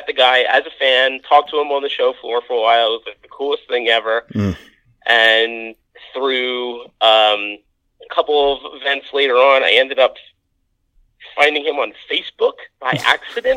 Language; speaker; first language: English; native; English